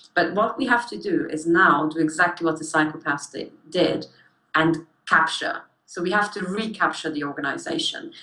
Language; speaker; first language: English; early bilingual, other home language; German